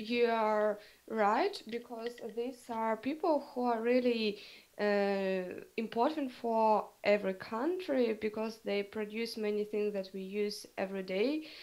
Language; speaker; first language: English; non-native, fluent; Russian